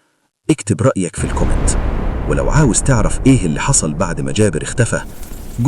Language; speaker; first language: Arabic; native; Arabic